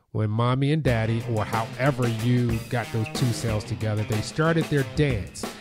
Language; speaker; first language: English; native; English